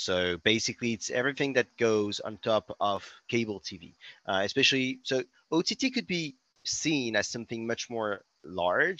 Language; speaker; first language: English; non-native, fluent; French